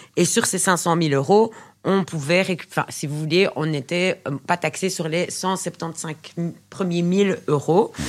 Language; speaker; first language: French; native; French